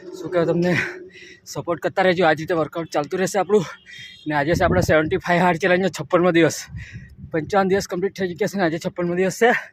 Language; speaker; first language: Gujarati; non-native, local second language; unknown